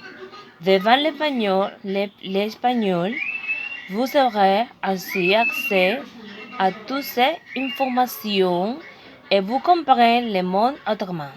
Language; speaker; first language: French; non-native, learner; Spanish